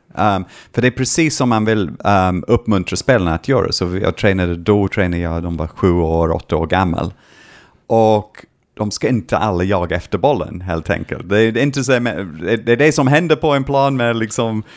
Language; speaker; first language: Swedish; non-native, learner; English